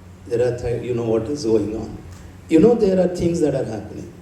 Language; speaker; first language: English; non-native, local second language; Telugu